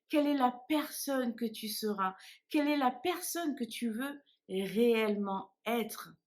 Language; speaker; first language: French; native; French